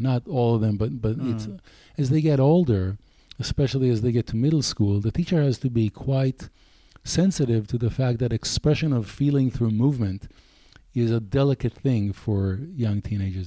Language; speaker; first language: English; non-native, fluent; Hebrew